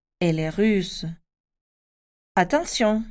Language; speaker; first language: French; non-native, fluent; Spanish